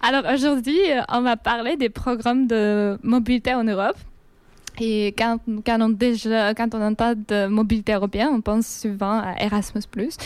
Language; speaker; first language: French; non-native, fluent; Georgian